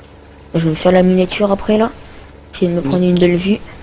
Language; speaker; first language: French; native; French